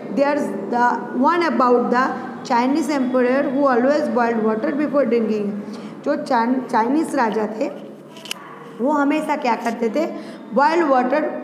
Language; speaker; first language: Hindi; non-native, local second language; Gujarati